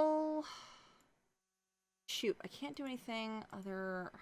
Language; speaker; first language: English; native; English